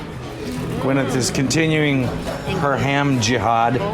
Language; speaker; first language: English; native; English